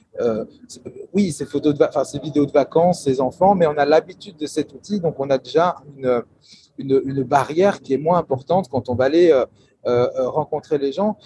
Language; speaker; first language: French; native; French